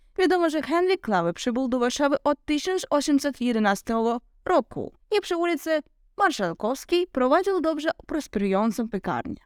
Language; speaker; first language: Polish; non-native, learner; Ukrainian